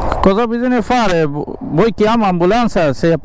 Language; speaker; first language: Italian; non-native, learner; Bangla